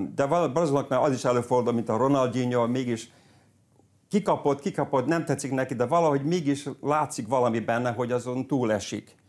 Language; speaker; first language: Hungarian; early bilingual, heritage; Portuguese